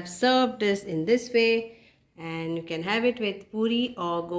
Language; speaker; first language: English; non-native, local second language; Konkani